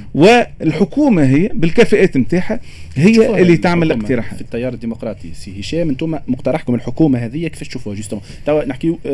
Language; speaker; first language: Arabic; native; Arabic